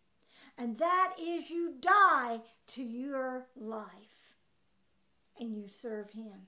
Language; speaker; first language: English; native; English